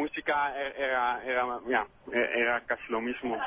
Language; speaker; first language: Spanish; non-native, learner; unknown